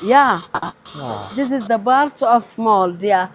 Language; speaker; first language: English; non-native, local second language; Amharic